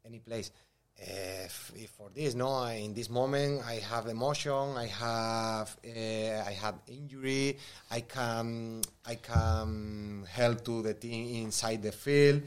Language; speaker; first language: English; non-native, learner; Spanish